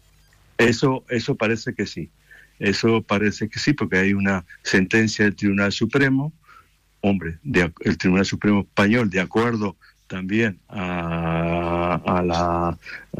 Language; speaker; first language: Spanish; native; Spanish